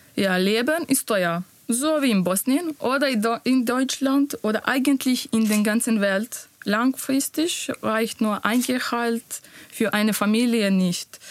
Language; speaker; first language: German; non-native, learner; Bosnian